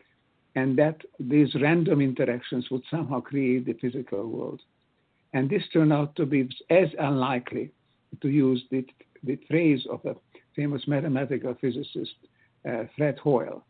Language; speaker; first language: English; non-native, fluent; Hungarian